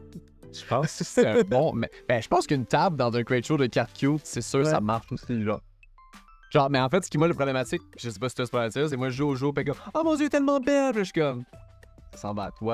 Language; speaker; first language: French; native; French